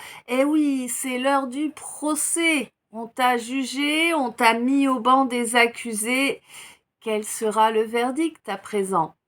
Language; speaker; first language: French; native; French